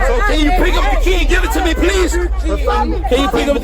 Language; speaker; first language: English; native; English